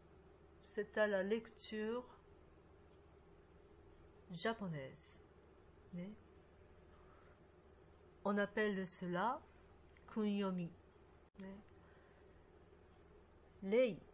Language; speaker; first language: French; non-native, fluent; Japanese